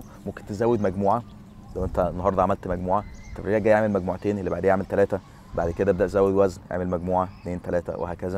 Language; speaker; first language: Arabic; native; Arabic